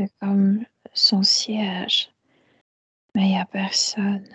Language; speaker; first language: French; non-native, fluent; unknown